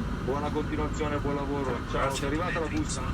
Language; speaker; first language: Italian; native; Italian